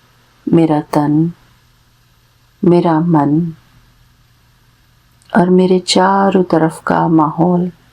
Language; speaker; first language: Hindi; native; Hindi